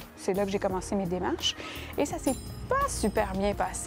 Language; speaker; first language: French; native; French